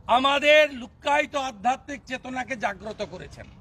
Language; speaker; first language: Bangla; native; Bangla